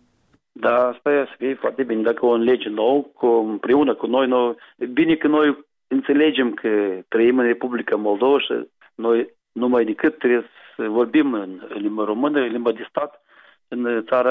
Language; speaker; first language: Romanian; non-native, local second language; Gagauz